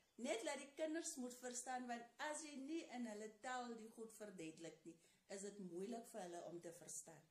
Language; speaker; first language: Afrikaans; non-native, local second language; Xhosa